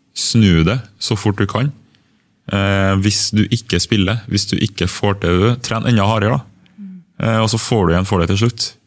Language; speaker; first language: Norwegian; early bilingual, other home language; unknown